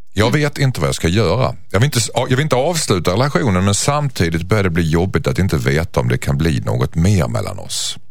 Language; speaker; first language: Swedish; native; Swedish